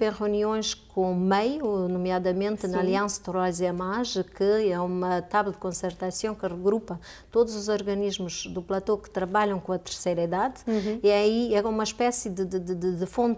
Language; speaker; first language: Portuguese; native; Portuguese